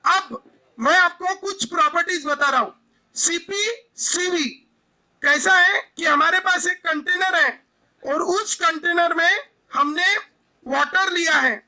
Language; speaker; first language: Hindi; non-native, local second language; Marathi